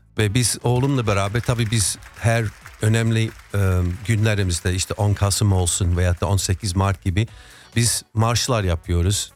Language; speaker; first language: Turkish; non-native, fluent; English